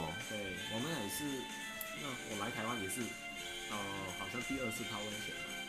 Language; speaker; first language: Chinese; non-native, local second language; Cantonese